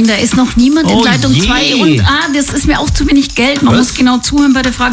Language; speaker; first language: German; native; German